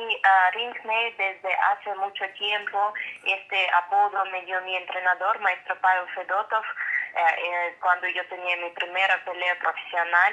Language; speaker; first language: Spanish; non-native, fluent; Russian